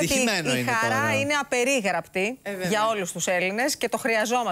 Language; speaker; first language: Greek; native; Greek